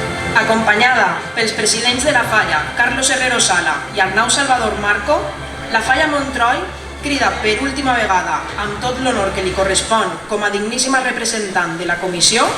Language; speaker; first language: Catalan; native; Catalan